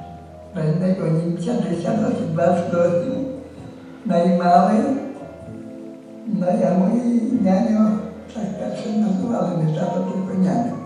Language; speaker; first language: Polish; non-native, local second language; Rusyn